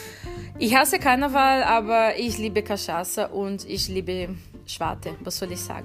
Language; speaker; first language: German; non-native, fluent; Portuguese